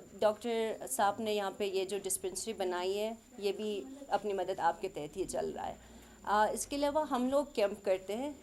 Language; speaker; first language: Urdu; non-native, local second language; Khowar